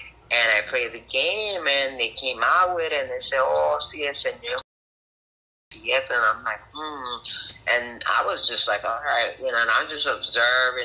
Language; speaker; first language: English; early bilingual, other home language; Spanish